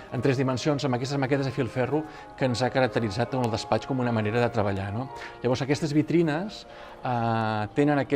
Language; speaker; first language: Catalan; native; Catalan